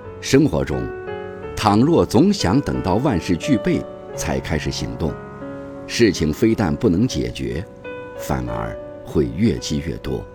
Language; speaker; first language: Chinese; native; Chinese